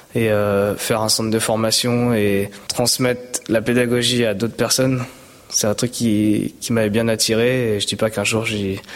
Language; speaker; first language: French; native; French